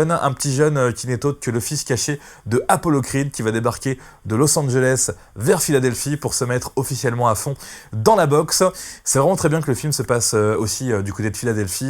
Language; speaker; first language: French; native; French